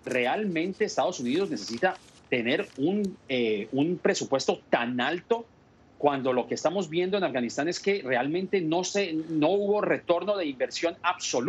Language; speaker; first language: Spanish; native; Spanish